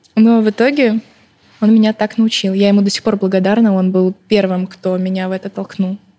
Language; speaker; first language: Russian; early bilingual, other home language; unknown